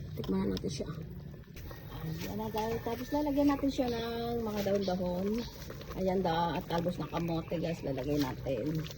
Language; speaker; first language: Filipino; non-native, local second language; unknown